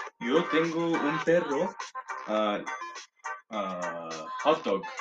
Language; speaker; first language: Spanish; non-native, learner; English